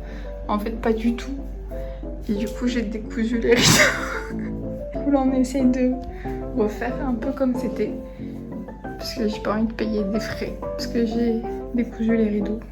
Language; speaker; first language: French; native; French